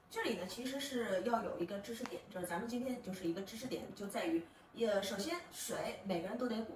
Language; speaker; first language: Chinese; native; Chinese